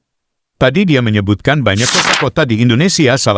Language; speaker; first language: Indonesian; native; Indonesian